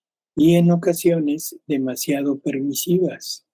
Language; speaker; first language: Spanish; native; Spanish